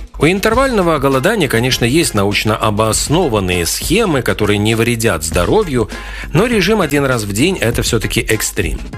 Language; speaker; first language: Russian; native; Russian